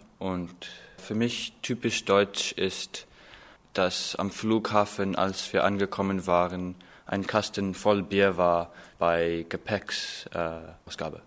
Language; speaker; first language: German; non-native, fluent; English